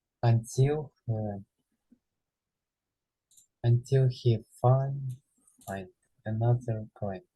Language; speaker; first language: English; non-native, learner; Ukrainian